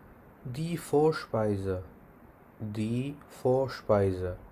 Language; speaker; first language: German; non-native, fluent; Pashto